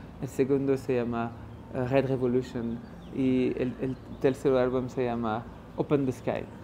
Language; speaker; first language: Spanish; non-native, learner; French